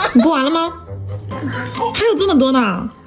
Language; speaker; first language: Chinese; native; Chinese